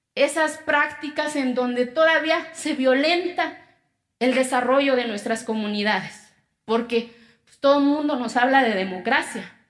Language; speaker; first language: Spanish; non-native, local second language; Zapotec